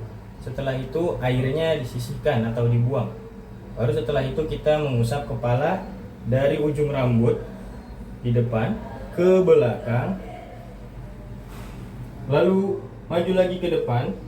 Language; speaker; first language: Indonesian; native; Indonesian